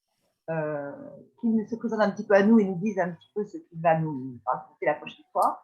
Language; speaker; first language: French; native; French